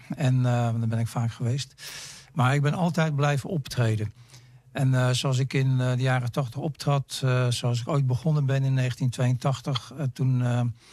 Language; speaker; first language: Dutch; native; Dutch